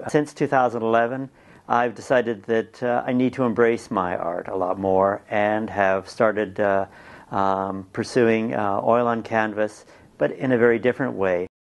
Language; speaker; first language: English; native; English